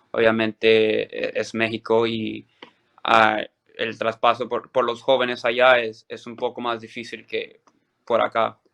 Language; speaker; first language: Spanish; early bilingual, other home language; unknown